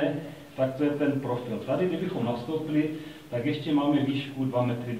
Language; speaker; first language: Czech; native; Czech